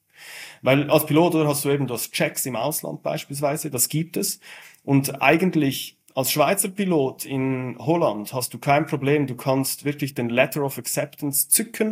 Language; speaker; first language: German; native; German